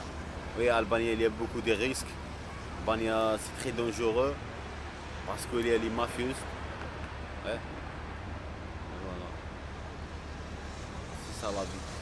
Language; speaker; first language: French; non-native, local second language; Arabic